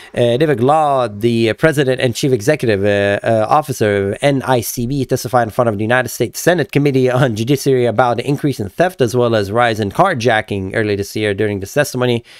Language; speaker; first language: English; native; English